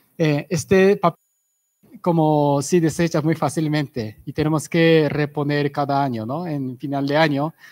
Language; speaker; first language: Spanish; non-native, fluent; Japanese